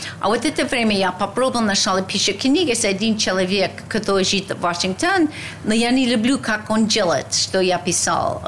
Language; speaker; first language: Russian; non-native, learner; English